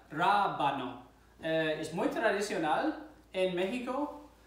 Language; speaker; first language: Spanish; non-native, fluent; English